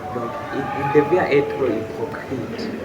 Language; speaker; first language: French; non-native, learner; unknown